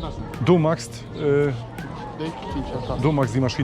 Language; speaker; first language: German; non-native, learner; Polish